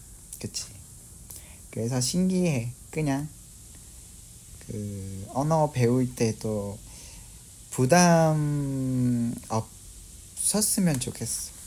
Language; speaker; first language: Korean; non-native, fluent; Vietnamese